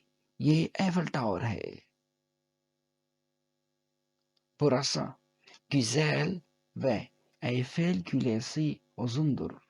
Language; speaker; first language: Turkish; non-native, fluent; Urdu